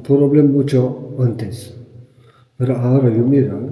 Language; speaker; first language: Spanish; non-native, learner; Turkish